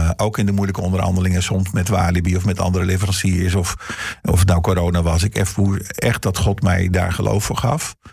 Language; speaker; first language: Dutch; early bilingual, heritage; Dutch